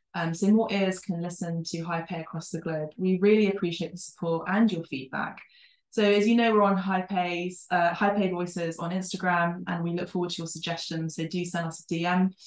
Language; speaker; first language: English; early bilingual, other home language; Spanish